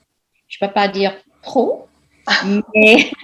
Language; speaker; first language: French; non-native, fluent; English